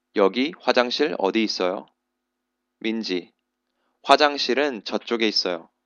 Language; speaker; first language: Korean; non-native, fluent; English